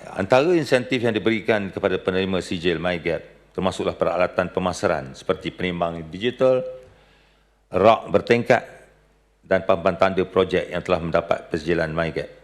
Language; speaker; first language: Malay; native; Malay